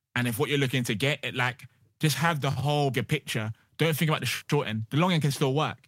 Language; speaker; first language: English; native; English